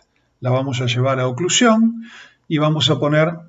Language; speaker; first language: Spanish; native; Spanish